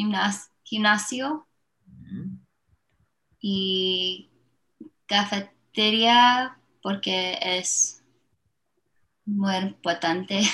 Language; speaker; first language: Spanish; non-native, learner; English